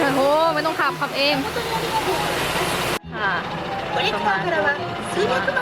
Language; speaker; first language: Thai; native; Thai